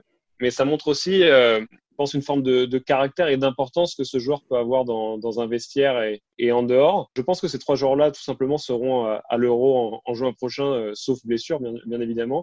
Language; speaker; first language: French; native; French